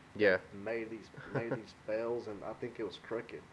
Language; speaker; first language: English; native; English